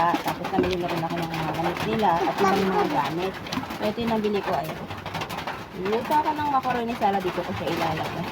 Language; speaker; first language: Filipino; native; Filipino